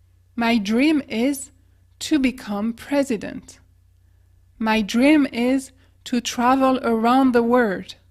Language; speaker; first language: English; non-native, fluent; French